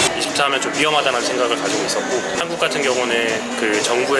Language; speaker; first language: Korean; native; Korean